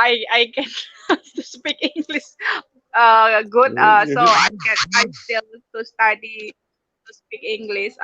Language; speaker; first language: English; non-native, learner; Indonesian